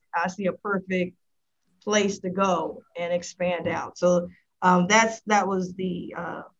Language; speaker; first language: English; native; English